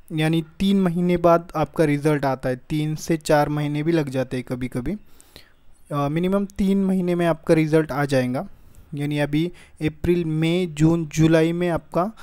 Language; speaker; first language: Hindi; native; Hindi